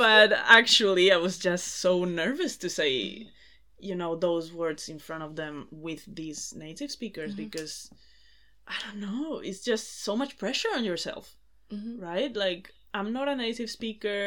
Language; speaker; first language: English; non-native, fluent; Spanish